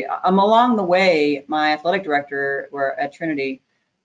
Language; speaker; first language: English; native; English